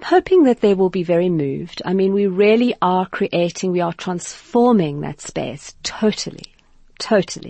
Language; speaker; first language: English; native; English